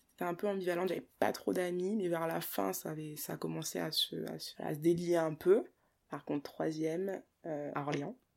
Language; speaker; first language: French; early bilingual, other home language; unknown